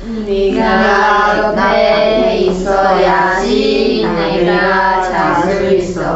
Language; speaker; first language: Korean; non-native, learner; Chinese